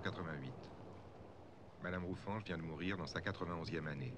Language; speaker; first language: French; native; French